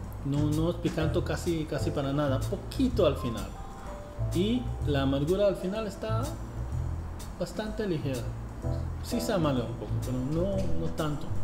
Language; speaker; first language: Spanish; non-native, fluent; English